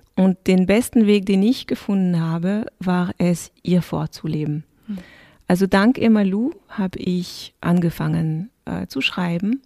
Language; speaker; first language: German; non-native, fluent; French